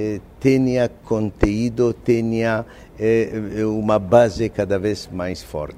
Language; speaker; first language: Portuguese; non-native, fluent; Spanish